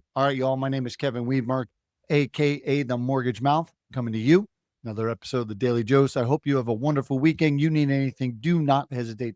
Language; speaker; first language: English; native; English